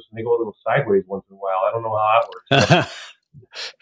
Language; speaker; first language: English; native; English